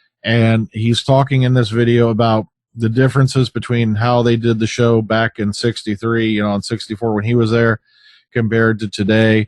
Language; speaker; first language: English; native; English